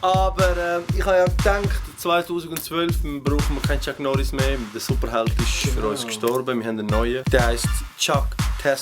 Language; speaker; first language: German; native; German